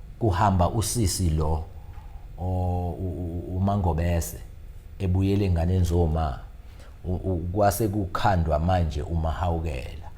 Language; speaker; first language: Zulu; native; Zulu